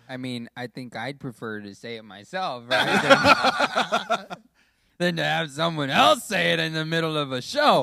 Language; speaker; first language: English; native; English